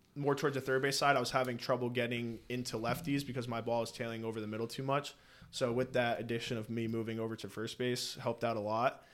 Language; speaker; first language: English; native; English